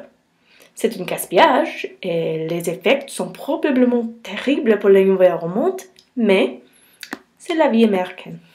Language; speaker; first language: French; non-native, learner; English